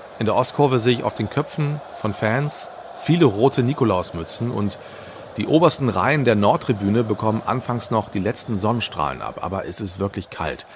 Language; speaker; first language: German; native; German